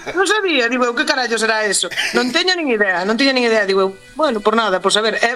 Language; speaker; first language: Galician; native; Galician